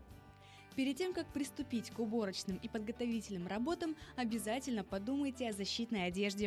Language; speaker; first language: Russian; native; Russian